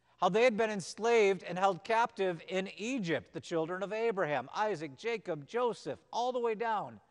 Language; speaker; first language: English; native; English